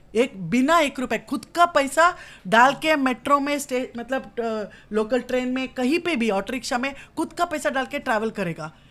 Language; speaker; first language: Hindi; non-native, local second language; Kannada